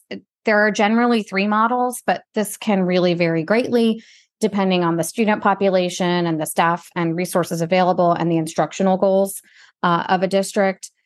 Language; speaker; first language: English; native; English